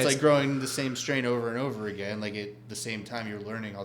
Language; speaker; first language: English; native; English